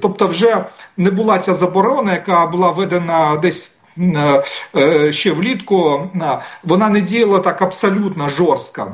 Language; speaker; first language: Ukrainian; native; Ukrainian